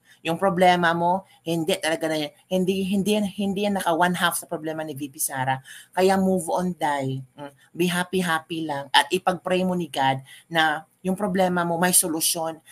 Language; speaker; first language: Filipino; non-native, local second language; Cebuano